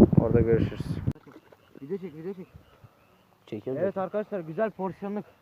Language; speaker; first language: Turkish; native; Turkish